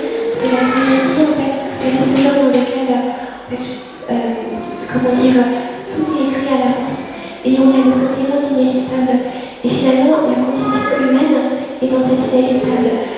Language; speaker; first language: French; early bilingual, other home language; Vietnamese